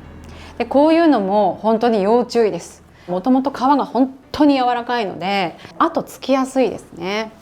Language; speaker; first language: Japanese; native; Japanese